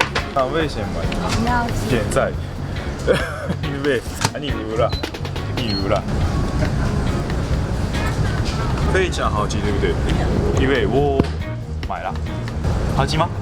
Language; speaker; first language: Chinese; non-native, learner; Japanese